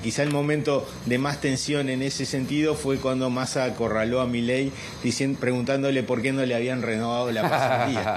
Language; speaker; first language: Spanish; native; Spanish